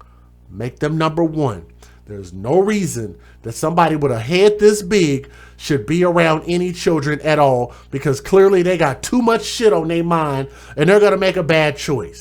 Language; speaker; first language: English; native; English